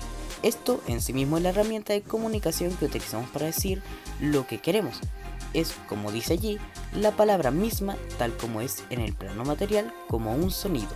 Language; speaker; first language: Spanish; native; Spanish